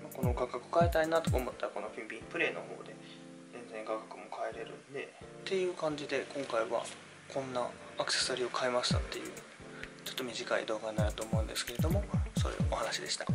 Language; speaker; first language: Japanese; native; Japanese